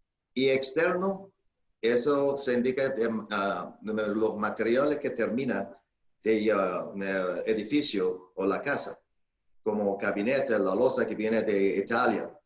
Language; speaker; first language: Spanish; non-native, fluent; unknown